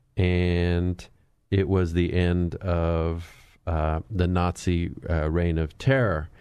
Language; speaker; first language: English; native; English